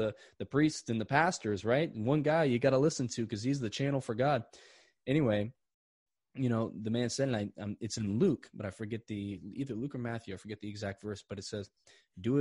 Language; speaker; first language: English; native; English